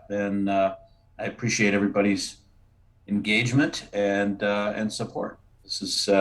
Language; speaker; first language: English; native; English